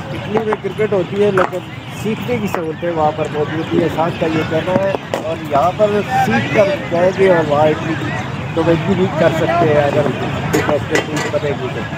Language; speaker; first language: Urdu; native; Urdu